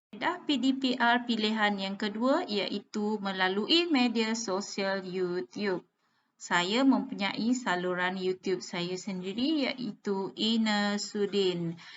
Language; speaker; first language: Malay; native; Malay